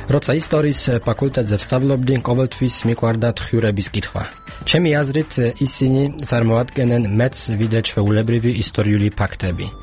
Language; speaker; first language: Georgian; non-native, fluent; Polish